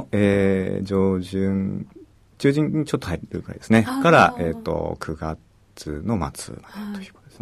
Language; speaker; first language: Japanese; native; Japanese